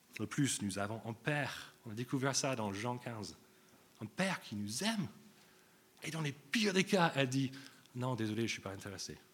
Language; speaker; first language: French; non-native, fluent; English